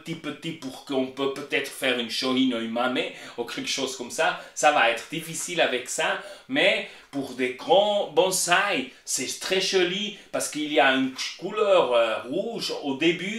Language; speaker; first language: French; non-native, learner; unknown